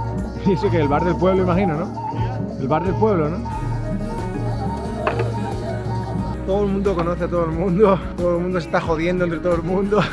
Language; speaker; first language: Spanish; native; Spanish